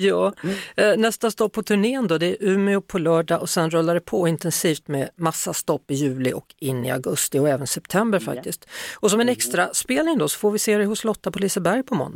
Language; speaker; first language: Swedish; native; Swedish